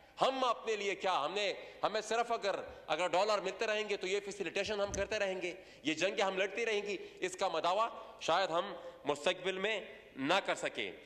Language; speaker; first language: Urdu; non-native, local second language; Pashto